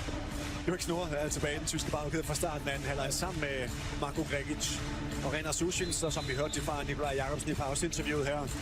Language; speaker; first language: Danish; native; Danish